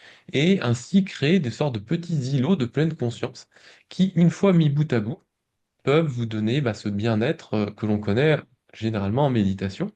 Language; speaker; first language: French; native; French